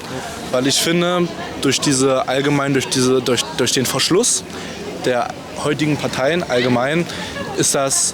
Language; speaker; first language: German; native; German